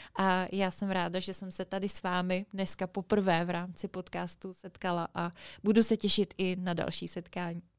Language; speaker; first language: Czech; native; Czech